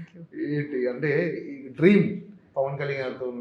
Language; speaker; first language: Telugu; native; Telugu